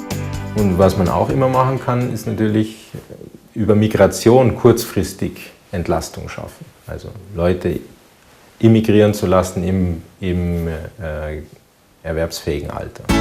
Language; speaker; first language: German; native; German